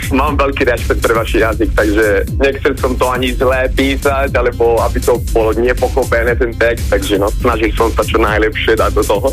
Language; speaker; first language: Slovak; early bilingual, heritage; Italian